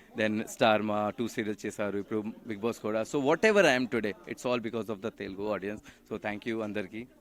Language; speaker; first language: Telugu; non-native, learner; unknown